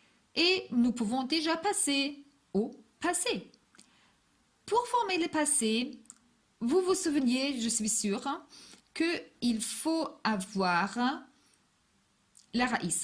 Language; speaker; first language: French; non-native, fluent; Hebrew